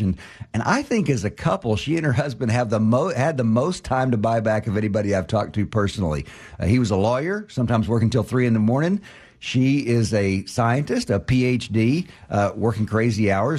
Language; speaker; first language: English; native; English